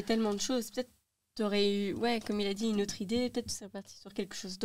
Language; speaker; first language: French; native; French